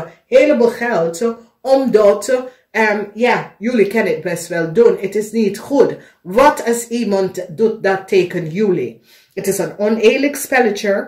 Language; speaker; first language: Dutch; non-native, fluent; English